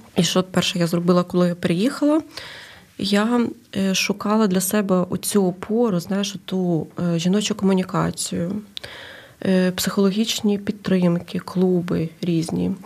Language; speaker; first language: Ukrainian; native; Ukrainian